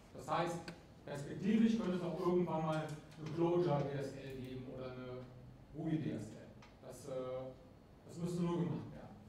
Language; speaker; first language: German; native; German